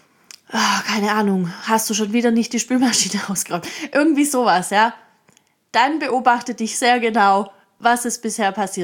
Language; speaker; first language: German; native; German